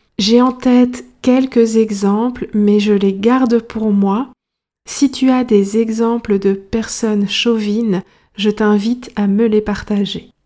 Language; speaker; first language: French; native; French